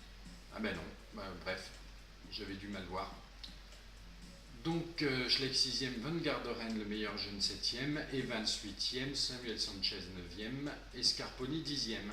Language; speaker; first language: French; native; French